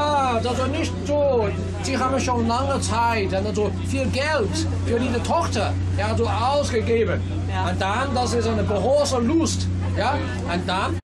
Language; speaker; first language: German; non-native, fluent; Chinese